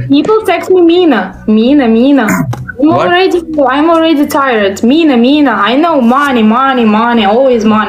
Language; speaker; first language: English; non-native, learner; Russian